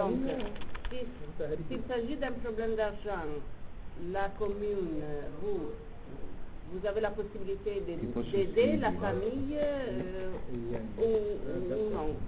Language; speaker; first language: French; non-native, fluent; Italian